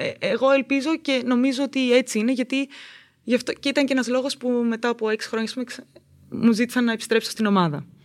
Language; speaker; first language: Greek; native; Greek